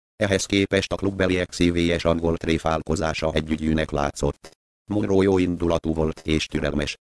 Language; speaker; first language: Hungarian; native; Hungarian